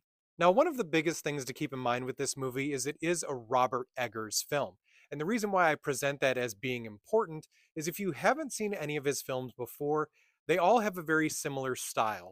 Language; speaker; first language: English; native; English